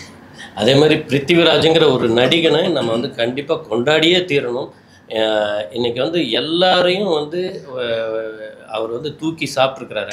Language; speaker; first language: Tamil; native; Tamil